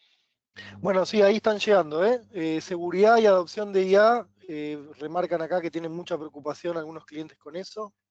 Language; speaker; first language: Spanish; native; Spanish